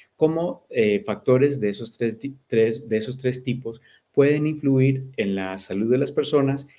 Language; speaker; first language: Spanish; early bilingual, heritage; Spanish